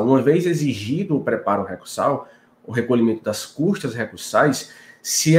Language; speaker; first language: Portuguese; native; Portuguese